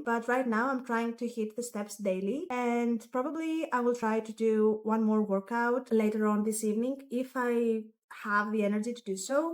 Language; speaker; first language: English; non-native, fluent; Greek